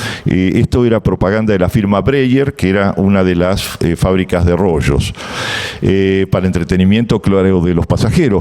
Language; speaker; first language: Spanish; native; Spanish